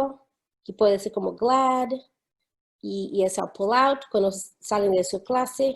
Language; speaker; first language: Spanish; non-native, fluent; English